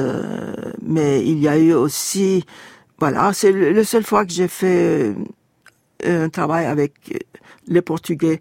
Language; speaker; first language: French; non-native, fluent; Turkish